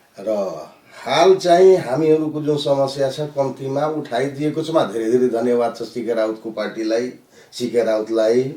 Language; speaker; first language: Nepali; non-native, local second language; Maithili